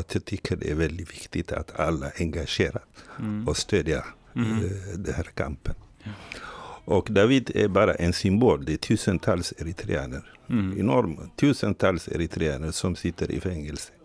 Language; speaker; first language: Swedish; non-native, fluent; Tigrinya